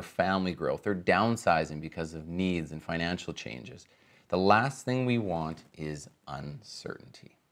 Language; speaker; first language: English; native; English